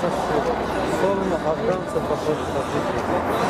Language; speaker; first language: Russian; non-native, local second language; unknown